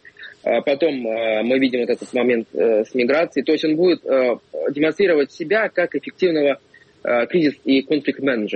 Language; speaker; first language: Russian; native; Russian